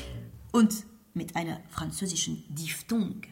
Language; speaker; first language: German; non-native, fluent; French